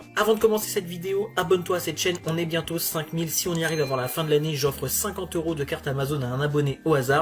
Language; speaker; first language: French; native; French